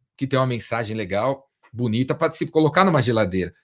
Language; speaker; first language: Portuguese; native; Portuguese